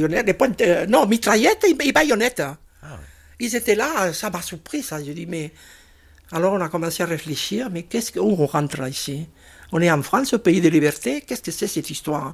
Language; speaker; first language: French; non-native, fluent; Catalan